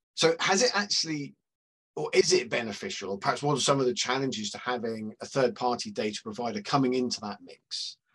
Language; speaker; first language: English; native; English